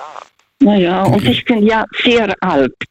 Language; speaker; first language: German; non-native, fluent; Russian